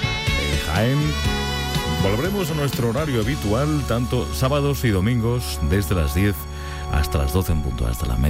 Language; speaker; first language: Spanish; native; Spanish